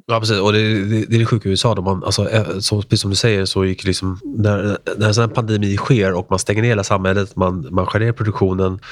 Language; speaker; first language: Swedish; early bilingual, other home language; Spanish